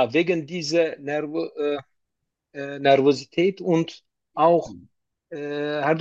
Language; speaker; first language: German; non-native, learner; Turkish